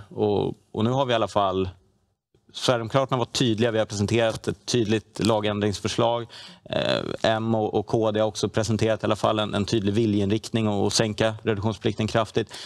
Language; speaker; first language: Swedish; native; Swedish